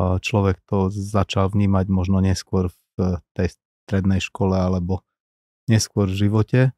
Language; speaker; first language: Slovak; non-native, local second language; Hungarian